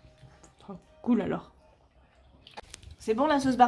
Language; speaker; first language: French; native; French